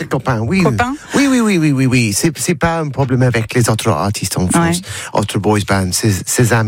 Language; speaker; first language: French; non-native, learner; English